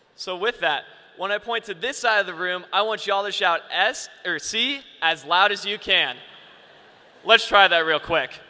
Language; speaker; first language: English; native; English